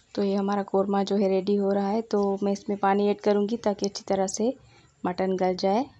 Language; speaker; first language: Urdu; non-native, local second language; Sindhi